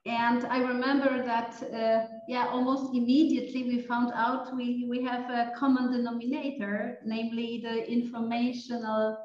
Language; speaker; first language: English; non-native, fluent; Polish